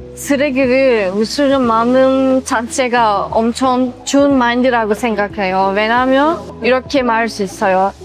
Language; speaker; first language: Korean; non-native, fluent; Turkish